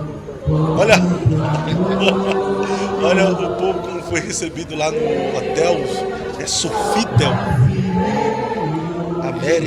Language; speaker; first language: Portuguese; native; Portuguese